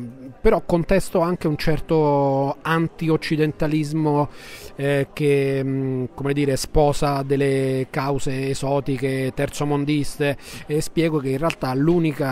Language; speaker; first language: Italian; native; Italian